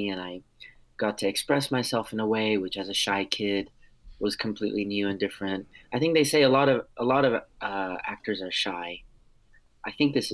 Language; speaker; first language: English; early bilingual, other home language; Armenian